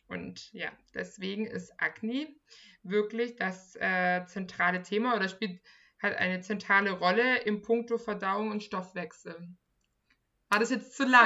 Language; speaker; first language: German; native; German